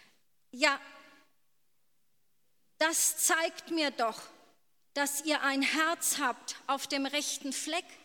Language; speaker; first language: German; native; German